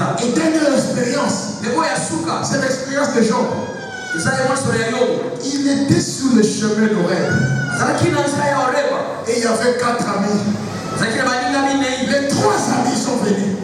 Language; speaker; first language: French; non-native, local second language; Lingala